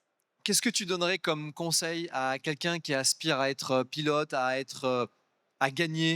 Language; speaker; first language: French; native; French